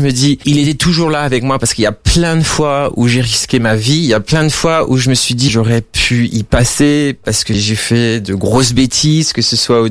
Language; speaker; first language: French; native; French